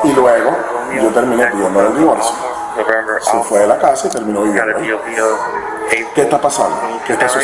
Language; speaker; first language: Spanish; native; Spanish